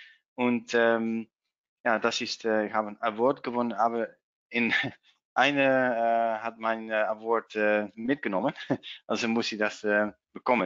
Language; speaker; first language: German; non-native, learner; Dutch